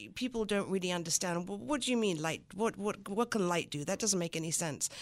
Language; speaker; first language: English; non-native, fluent; French